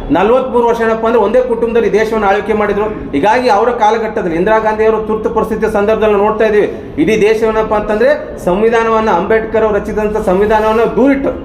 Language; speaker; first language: Kannada; native; Kannada